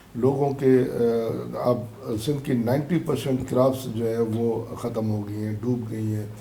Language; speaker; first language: Urdu; non-native, local second language; Sindhi